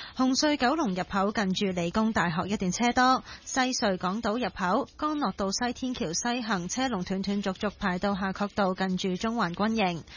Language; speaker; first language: Chinese; non-native, local second language; Cantonese